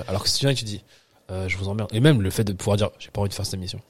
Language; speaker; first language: French; native; French